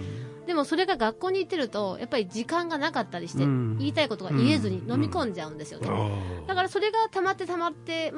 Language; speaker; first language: Japanese; native; Japanese